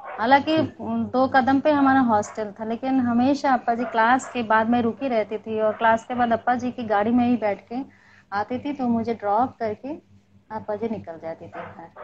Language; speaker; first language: Hindi; non-native, local second language; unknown